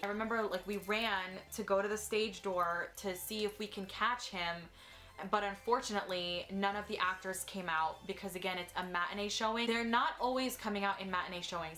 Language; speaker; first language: English; native; English